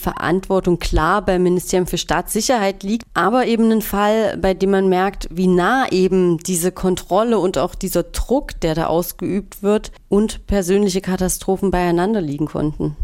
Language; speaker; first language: German; native; German